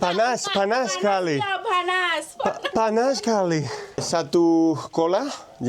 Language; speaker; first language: Indonesian; non-native, learner; Spanish